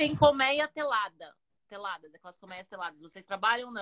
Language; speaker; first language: Portuguese; native; Portuguese